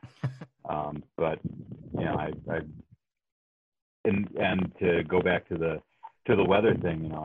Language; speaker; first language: English; native; English